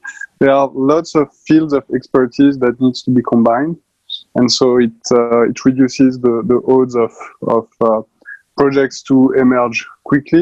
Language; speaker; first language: English; non-native, fluent; French